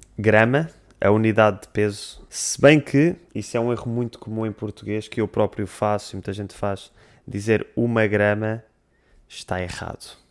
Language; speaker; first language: Portuguese; native; Portuguese